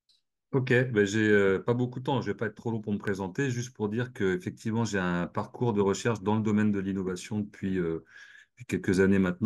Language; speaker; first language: French; native; French